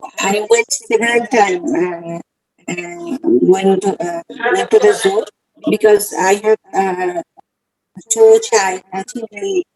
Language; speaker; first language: English; non-native, learner; Bangla